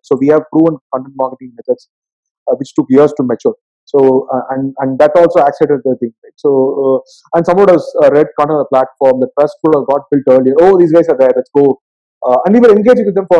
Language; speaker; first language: English; non-native, local second language; Tamil